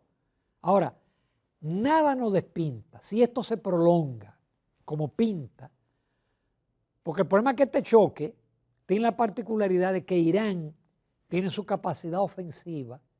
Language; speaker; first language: Spanish; native; Spanish